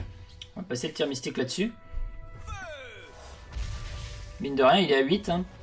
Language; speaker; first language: French; native; French